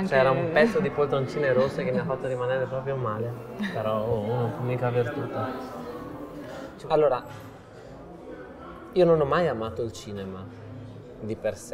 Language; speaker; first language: Italian; native; Italian